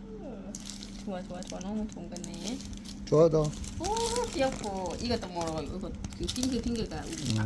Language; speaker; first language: Korean; non-native, learner; Lao